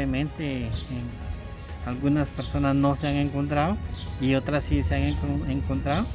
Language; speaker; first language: Spanish; native; Spanish